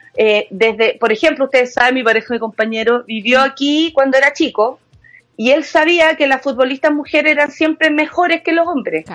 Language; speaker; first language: Spanish; native; Spanish